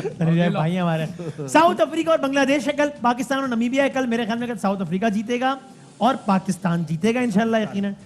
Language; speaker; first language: Urdu; native; Urdu